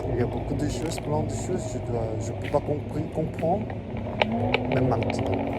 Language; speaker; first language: French; non-native, fluent; Korean